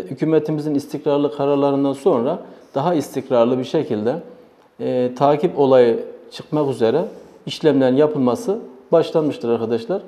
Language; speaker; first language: Turkish; early bilingual, heritage; Turkish